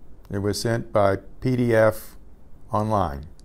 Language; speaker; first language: English; native; English